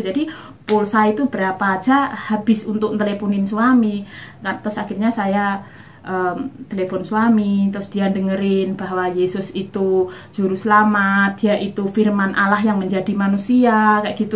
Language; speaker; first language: Indonesian; non-native, local second language; Javanese